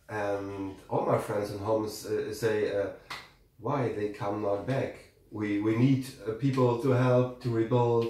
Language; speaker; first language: English; non-native, learner; German